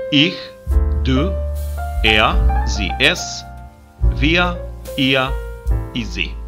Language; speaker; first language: German; non-native, fluent; Macedonian